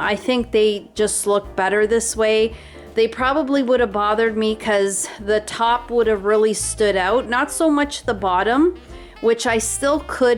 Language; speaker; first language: English; native; English